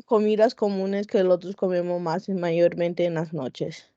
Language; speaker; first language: Spanish; non-native, local second language; English